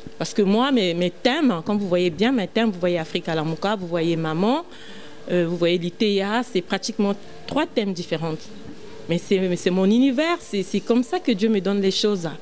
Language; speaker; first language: French; non-native, local second language; Lingala